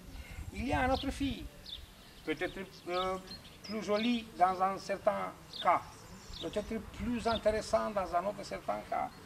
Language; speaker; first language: French; non-native, fluent; Romanian